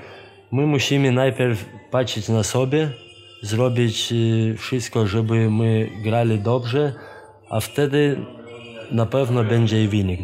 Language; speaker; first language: Polish; non-native, fluent; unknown